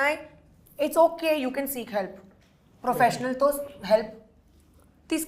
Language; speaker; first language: Telugu; non-native, learner; Hindi